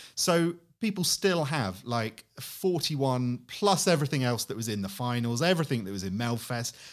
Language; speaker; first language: English; native; English